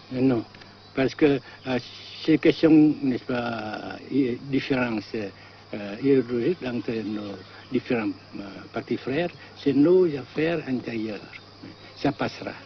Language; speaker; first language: French; non-native, fluent; Vietnamese